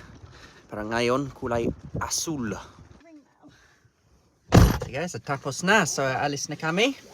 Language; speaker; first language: Filipino; non-native, learner; English